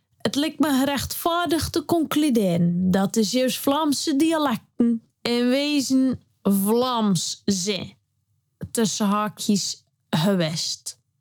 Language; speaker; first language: Dutch; native; Dutch